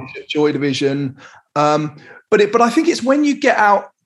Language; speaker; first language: English; native; English